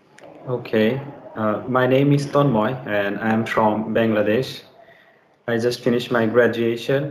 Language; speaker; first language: English; non-native, learner; Bangla